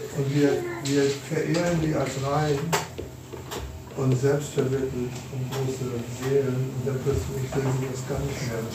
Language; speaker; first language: German; native; German